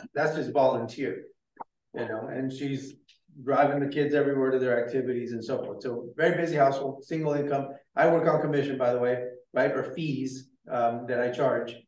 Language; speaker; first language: English; native; English